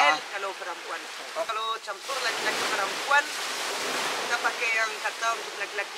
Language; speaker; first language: Indonesian; non-native, fluent; French